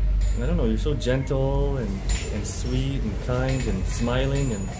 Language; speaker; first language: English; native; English